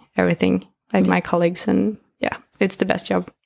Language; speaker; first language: English; non-native, fluent; Swedish